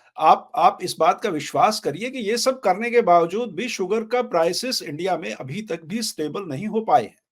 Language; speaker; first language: Hindi; native; Hindi